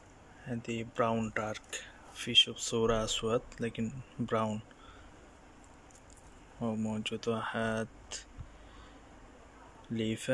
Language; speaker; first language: Arabic; non-native, learner; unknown